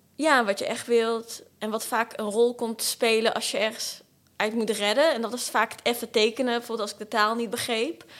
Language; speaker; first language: Dutch; early bilingual, other home language; Portuguese